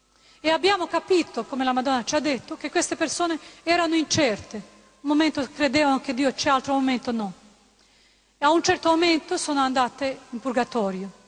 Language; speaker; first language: Italian; non-native, fluent; Croatian